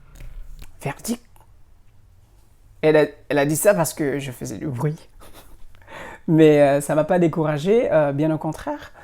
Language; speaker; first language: French; non-native, fluent; Indonesian